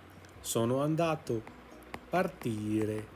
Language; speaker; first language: Italian; non-native, fluent; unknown